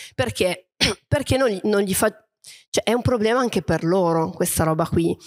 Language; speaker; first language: Italian; native; Italian